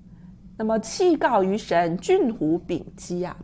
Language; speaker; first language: Chinese; native; Chinese